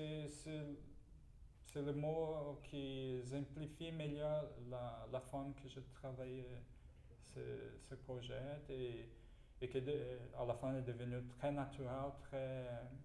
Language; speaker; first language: French; non-native, fluent; Portuguese